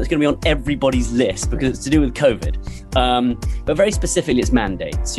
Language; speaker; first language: English; native; English